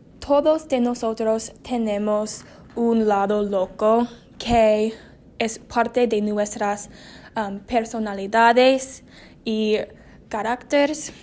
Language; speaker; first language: Spanish; non-native, learner; English